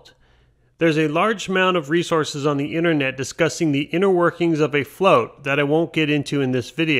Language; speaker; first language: English; native; English